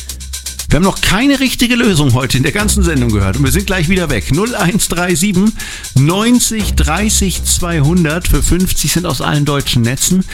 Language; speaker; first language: German; native; German